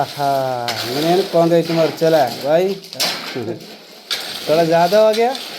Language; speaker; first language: Hindi; non-native, local second language; Malayalam